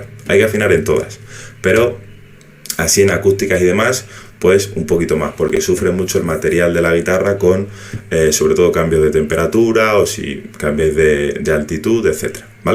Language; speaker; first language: Spanish; native; Spanish